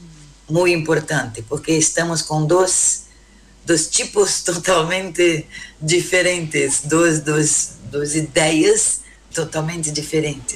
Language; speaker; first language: Spanish; non-native, learner; Portuguese